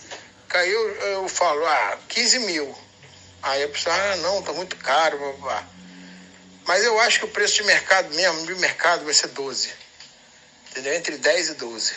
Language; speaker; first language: Portuguese; native; Portuguese